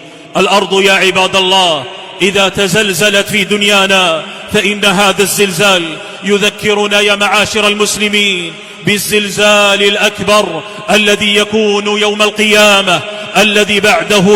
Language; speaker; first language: Arabic; native; Arabic